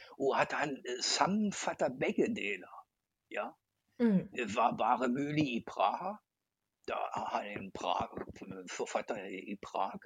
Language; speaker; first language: Norwegian; non-native, fluent; German